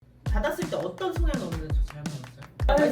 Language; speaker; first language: Korean; native; Korean